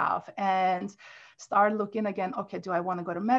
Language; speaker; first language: English; non-native, fluent; Armenian